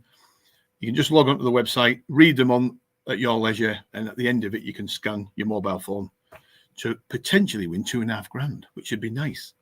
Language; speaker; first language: English; native; English